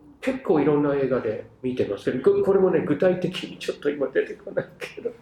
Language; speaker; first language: Japanese; non-native, fluent; English